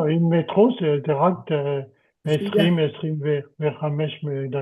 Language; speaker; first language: Hebrew; non-native, learner; French